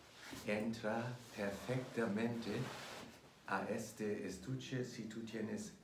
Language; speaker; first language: Spanish; non-native, fluent; German